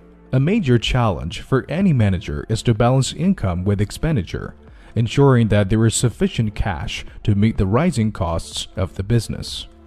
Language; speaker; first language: English; non-native, fluent; Chinese